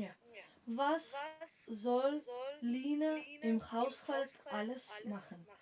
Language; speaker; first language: German; non-native, fluent; Macedonian